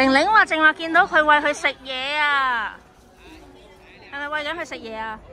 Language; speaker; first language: Chinese; native; Chinese